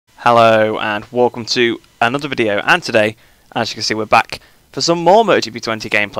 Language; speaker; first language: English; native; English